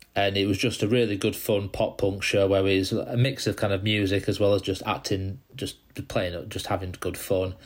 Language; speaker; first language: English; native; English